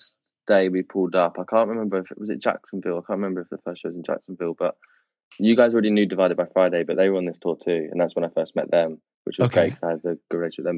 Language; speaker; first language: English; native; English